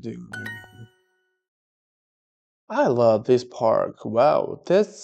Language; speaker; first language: English; non-native, learner; Korean